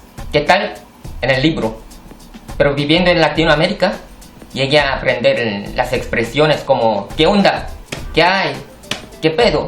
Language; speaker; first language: Spanish; non-native, fluent; Korean